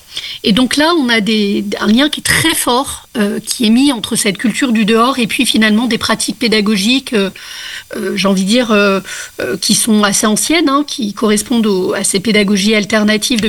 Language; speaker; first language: French; native; French